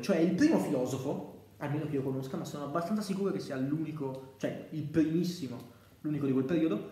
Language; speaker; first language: Italian; native; Italian